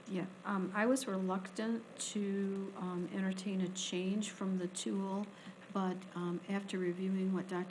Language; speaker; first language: English; native; English